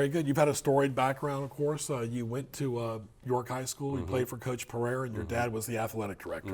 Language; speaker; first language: English; native; English